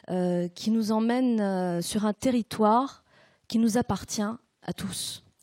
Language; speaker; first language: French; native; French